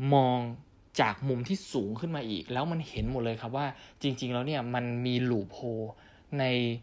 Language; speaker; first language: Thai; native; Thai